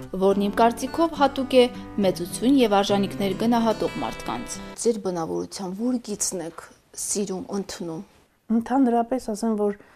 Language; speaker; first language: Armenian; native; Armenian